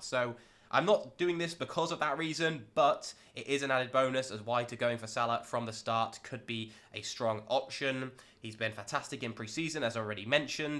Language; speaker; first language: English; native; English